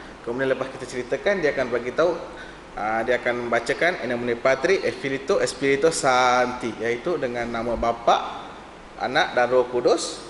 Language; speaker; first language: Malay; non-native, local second language; Tamil